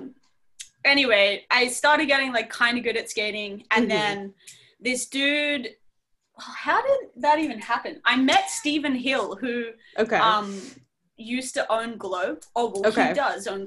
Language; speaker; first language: English; native; English